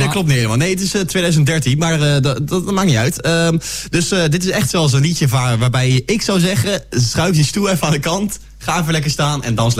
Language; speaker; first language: Dutch; native; Dutch